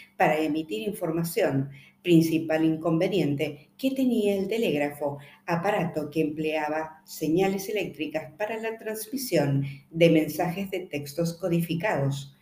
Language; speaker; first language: Spanish; native; Spanish